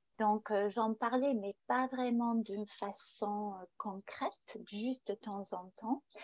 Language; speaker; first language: French; non-native, fluent; English